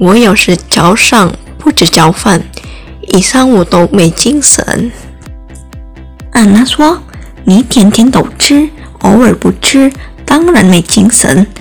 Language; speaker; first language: Chinese; non-native, learner; Indonesian